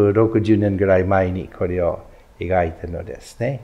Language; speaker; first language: Japanese; non-native, fluent; English